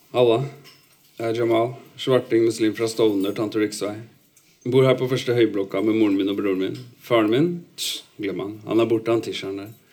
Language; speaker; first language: Norwegian; early bilingual, other home language; Urdu